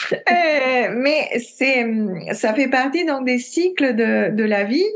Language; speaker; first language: French; non-native, fluent; Italian